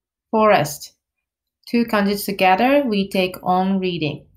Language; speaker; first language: English; non-native, fluent; Japanese